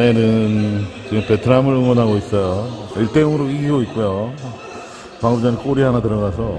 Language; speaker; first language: Korean; native; Korean